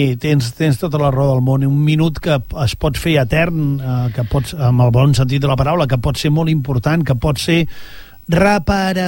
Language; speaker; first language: Catalan; native; Catalan